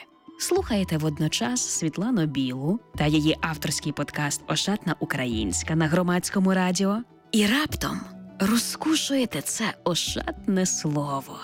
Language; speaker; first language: Ukrainian; native; Ukrainian